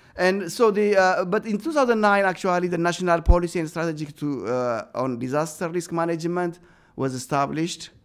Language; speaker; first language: English; non-native, fluent; Amharic